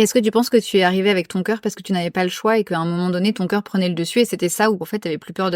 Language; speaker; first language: French; native; French